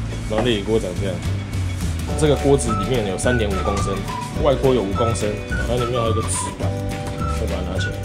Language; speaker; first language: Chinese; native; Chinese